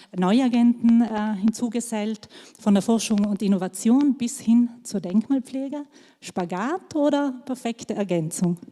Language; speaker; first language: German; native; German